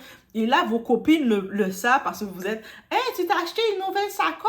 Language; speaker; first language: French; native; French